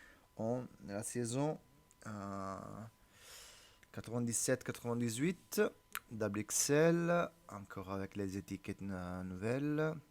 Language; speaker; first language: French; non-native, learner; Italian